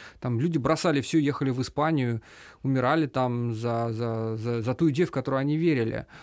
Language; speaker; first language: Russian; native; Russian